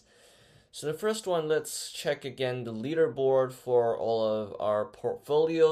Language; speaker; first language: English; non-native, fluent; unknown